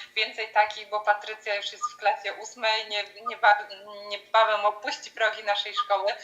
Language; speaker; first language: Polish; native; Polish